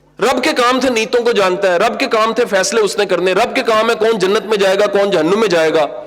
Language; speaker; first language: Urdu; non-native, local second language; Punjabi